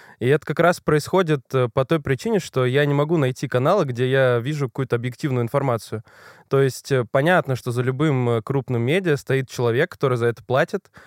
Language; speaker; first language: Russian; native; Russian